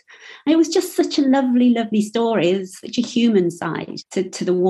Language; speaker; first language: English; native; English